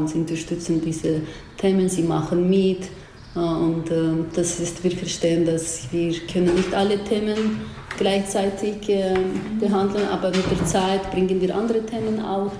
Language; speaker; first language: German; non-native, learner; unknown